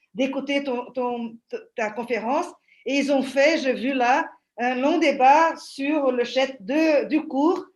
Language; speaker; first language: French; non-native, fluent; Portuguese